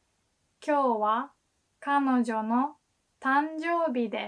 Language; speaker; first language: Japanese; non-native, fluent; English